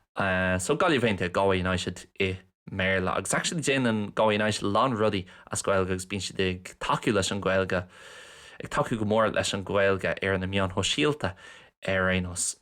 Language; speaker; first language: Irish; non-native, local second language; English